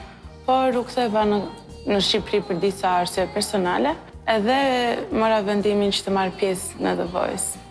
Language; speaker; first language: Albanian; early bilingual, other home language; English